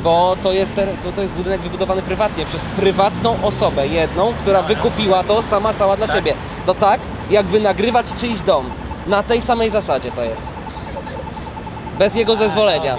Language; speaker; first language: Polish; native; Polish